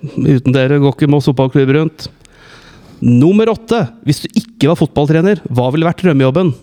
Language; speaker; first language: Norwegian; native; Norwegian